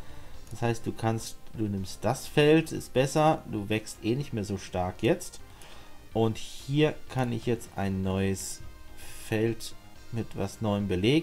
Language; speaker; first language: German; native; German